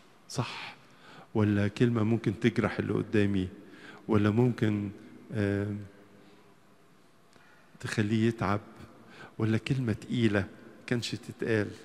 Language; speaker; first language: Arabic; native; Arabic